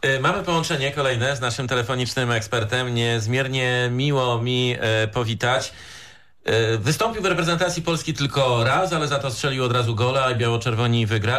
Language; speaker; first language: Polish; native; Polish